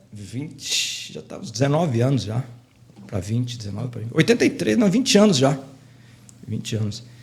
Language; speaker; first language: Portuguese; native; Portuguese